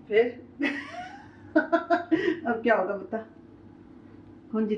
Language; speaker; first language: Hindi; native; Hindi